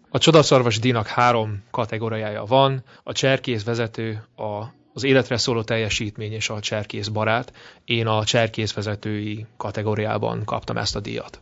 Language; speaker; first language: Hungarian; early bilingual, heritage; Hungarian